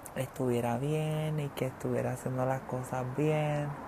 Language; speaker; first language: Spanish; early bilingual, other home language; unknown